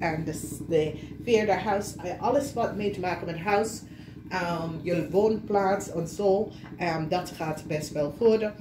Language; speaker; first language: Dutch; non-native, learner; English